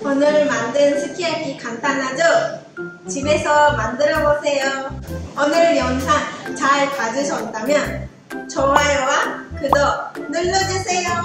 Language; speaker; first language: Korean; non-native, fluent; Japanese